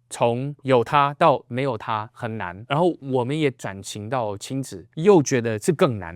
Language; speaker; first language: Chinese; native; Chinese